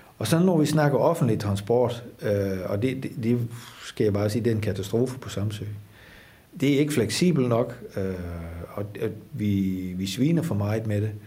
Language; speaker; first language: Danish; non-native, fluent; Dutch